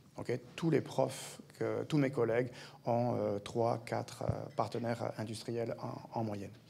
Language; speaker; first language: French; native; French